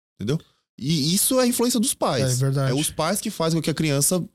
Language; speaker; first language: Portuguese; native; Portuguese